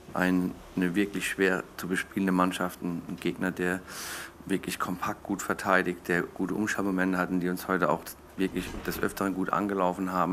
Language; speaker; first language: German; native; German